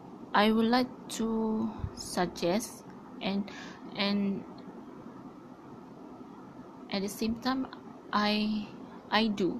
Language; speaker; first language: English; non-native, learner; Malay